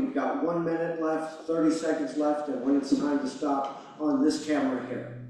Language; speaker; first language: English; native; English